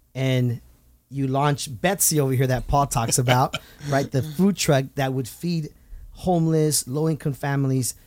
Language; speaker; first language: English; native; English